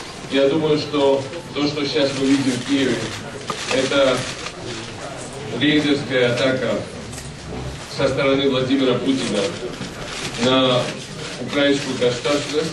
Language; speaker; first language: Russian; non-native, local second language; Georgian